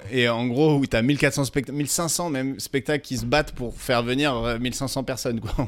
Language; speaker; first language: French; native; French